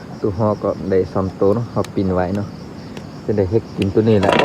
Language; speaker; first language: Thai; non-native, local second language; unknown